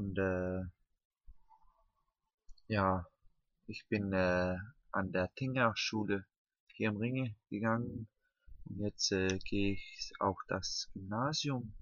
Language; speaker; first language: German; non-native, learner; Danish